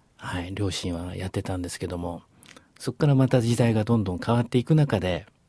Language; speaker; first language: Japanese; native; Japanese